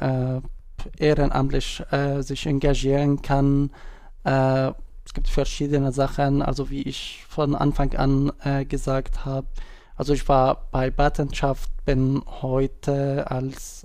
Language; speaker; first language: German; non-native, learner; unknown